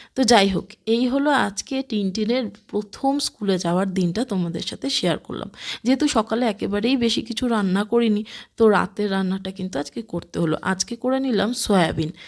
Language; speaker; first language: Bangla; native; Bangla